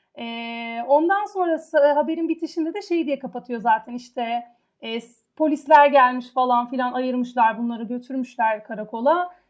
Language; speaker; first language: Turkish; native; Turkish